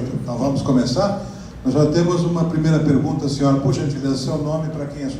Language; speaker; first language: Portuguese; native; Portuguese